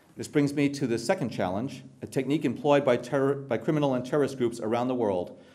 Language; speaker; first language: English; native; English